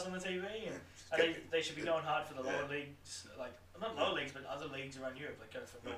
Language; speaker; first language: English; native; English